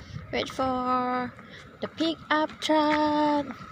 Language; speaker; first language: English; non-native, learner; Thai